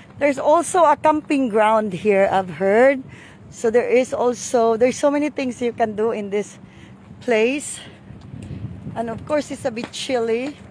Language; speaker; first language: English; non-native, local second language; Filipino